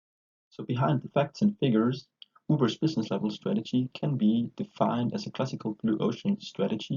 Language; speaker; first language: English; non-native, fluent; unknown